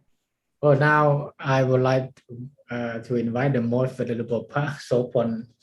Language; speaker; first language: English; non-native, learner; Thai